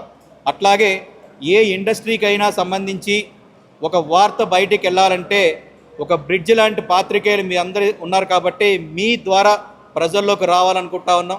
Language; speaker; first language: Telugu; native; Telugu